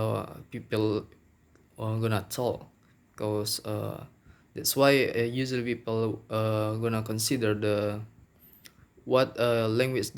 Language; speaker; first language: English; non-native, local second language; Minangkabau